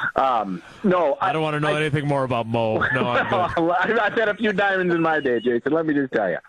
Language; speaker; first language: English; native; English